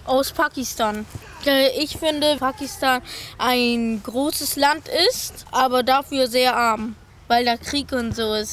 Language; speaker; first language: German; early bilingual, other home language; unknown